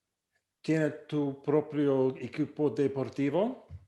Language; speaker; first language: Spanish; non-native, fluent; English